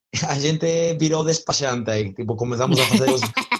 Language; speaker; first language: Portuguese; non-native, learner; Spanish